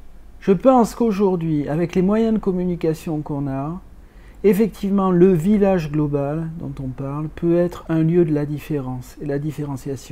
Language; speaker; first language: French; native; French